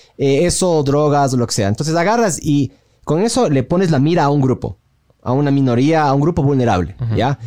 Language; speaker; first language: Spanish; native; Spanish